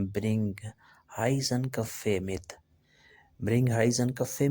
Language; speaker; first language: German; non-native, learner; Urdu